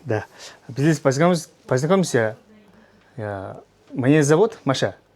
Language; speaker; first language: Russian; non-native, learner; Mongolian